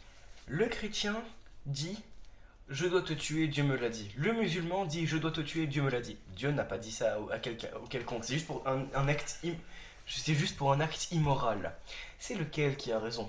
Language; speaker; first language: French; native; French